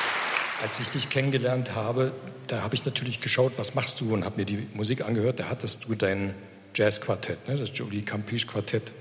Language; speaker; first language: German; native; German